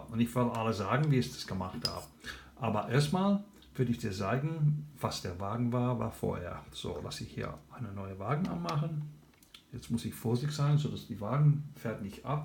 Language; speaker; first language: German; non-native, learner; English